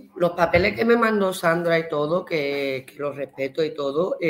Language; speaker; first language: Spanish; early bilingual, heritage; Spanish